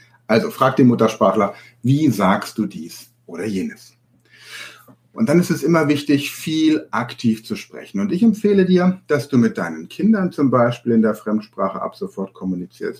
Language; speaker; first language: German; native; German